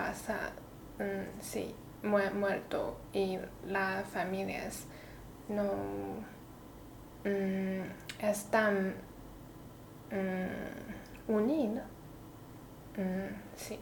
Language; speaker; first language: Spanish; non-native, learner; Chinese